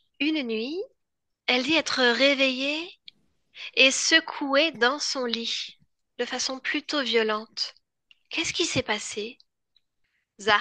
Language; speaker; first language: French; native; French